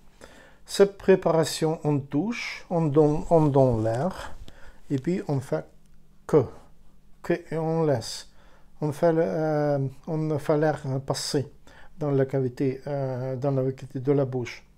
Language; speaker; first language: French; non-native, learner; Ukrainian